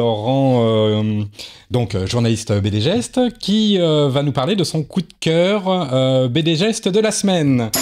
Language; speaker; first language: French; native; French